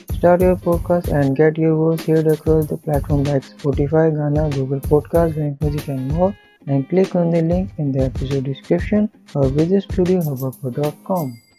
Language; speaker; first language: English; non-native, local second language; Hindi